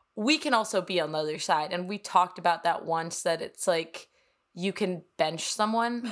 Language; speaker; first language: English; non-native, fluent; Danish